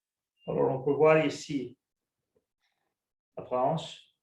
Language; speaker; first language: French; non-native, local second language; Arabic